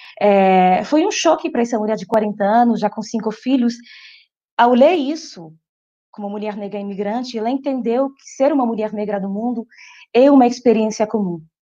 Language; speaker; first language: Portuguese; non-native, fluent; French